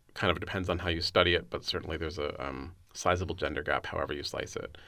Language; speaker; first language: English; native; English